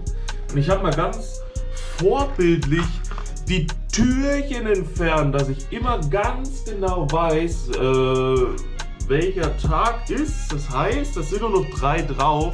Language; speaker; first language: German; native; German